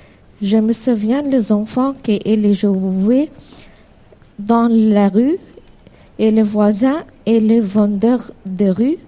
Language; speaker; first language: French; non-native, learner; Arabic